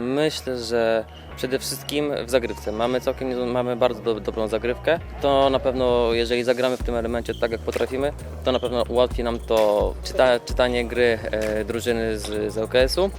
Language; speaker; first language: Polish; native; Polish